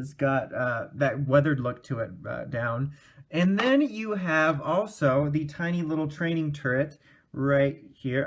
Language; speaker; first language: English; native; English